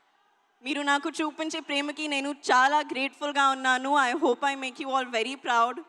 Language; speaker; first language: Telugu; non-native, learner; Hindi